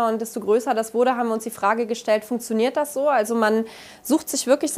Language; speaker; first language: German; native; German